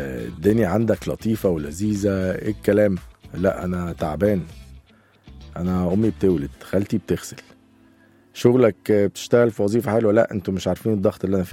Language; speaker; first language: Arabic; native; Arabic